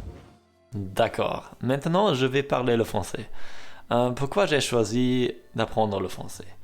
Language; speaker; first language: French; non-native, learner; German